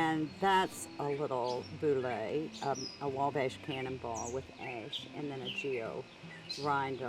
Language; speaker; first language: English; native; English